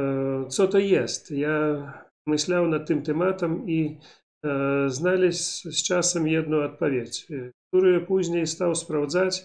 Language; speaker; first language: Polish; non-native, learner; Belarusian